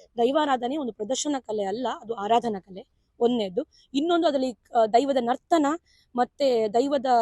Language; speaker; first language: Kannada; non-native, local second language; Tulu